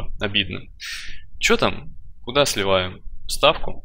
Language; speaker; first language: Russian; native; Russian